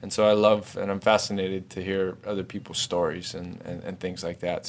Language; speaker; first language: English; native; English